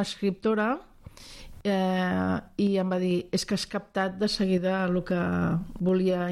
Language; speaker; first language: Catalan; non-native, local second language; French